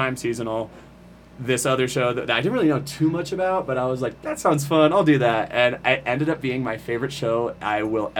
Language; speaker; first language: English; native; English